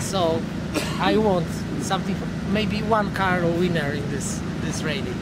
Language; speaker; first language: English; non-native, learner; Polish